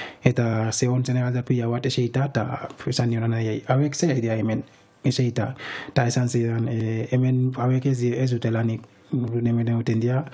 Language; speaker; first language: Basque; non-native, fluent; Wolof